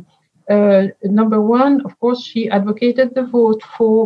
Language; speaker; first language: English; non-native, fluent; French